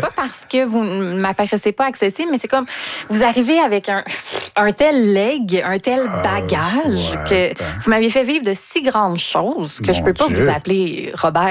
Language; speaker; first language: French; native; French